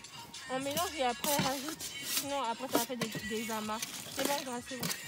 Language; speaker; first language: French; native; French